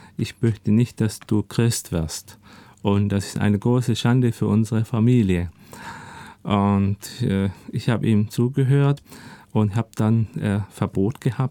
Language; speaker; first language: German; early bilingual, other home language; Turkish